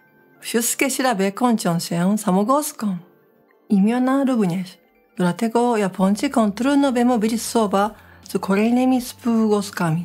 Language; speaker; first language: Polish; non-native, fluent; Japanese